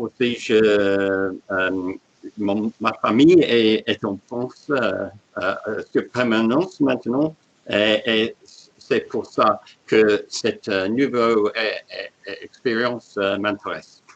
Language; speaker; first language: French; non-native, learner; English